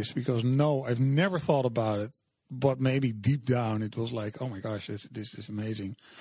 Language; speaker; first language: English; non-native, fluent; Dutch